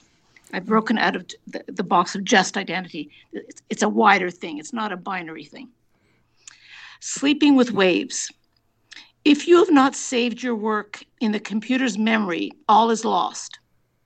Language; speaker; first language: English; native; English